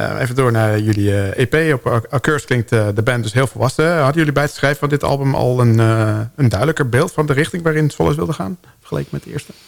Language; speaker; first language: Dutch; native; Dutch